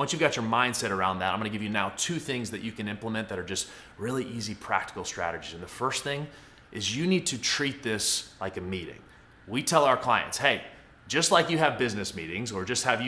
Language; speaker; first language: English; native; English